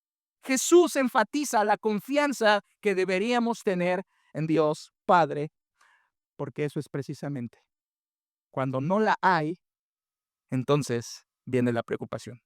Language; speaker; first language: Spanish; native; Spanish